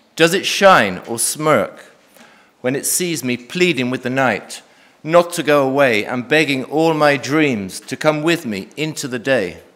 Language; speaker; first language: English; native; English